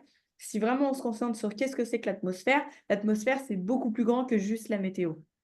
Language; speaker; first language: French; native; French